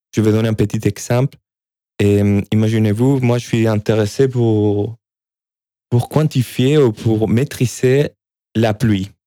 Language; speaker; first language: French; non-native, fluent; Spanish